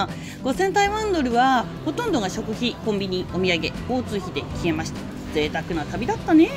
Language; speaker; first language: Japanese; native; Japanese